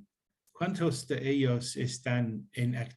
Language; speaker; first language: Spanish; non-native, learner; English